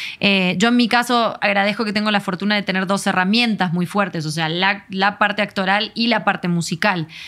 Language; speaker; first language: Spanish; native; Spanish